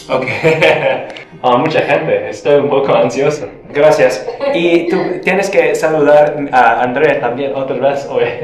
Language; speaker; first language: Spanish; non-native, learner; English